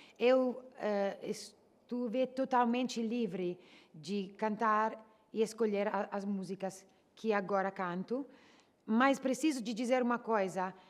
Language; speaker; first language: Portuguese; non-native, learner; Italian